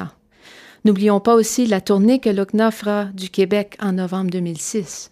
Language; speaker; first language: French; native; French